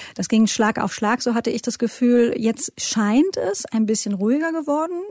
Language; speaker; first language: German; native; German